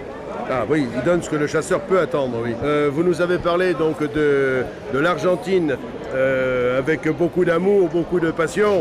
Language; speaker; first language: French; native; French